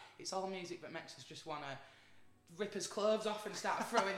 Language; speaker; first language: English; native; English